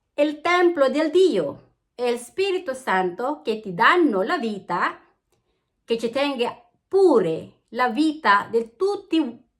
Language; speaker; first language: Italian; non-native, learner; Filipino